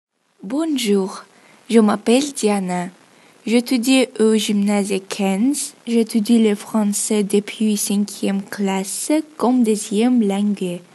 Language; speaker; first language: French; non-native, learner; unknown